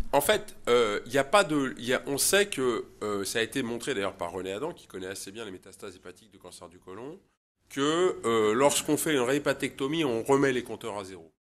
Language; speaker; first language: French; native; French